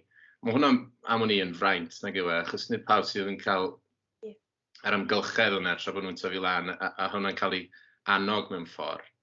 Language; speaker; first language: Welsh; native; Welsh